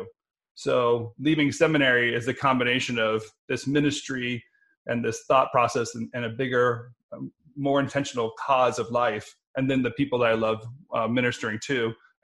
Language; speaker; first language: English; native; English